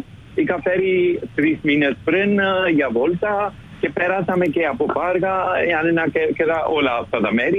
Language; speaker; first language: Greek; non-native, fluent; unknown